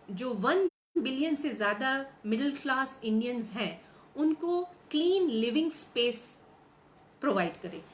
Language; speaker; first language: Hindi; non-native, local second language; Gujarati